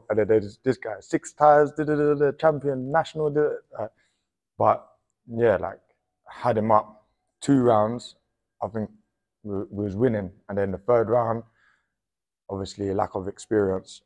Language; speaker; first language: English; native; English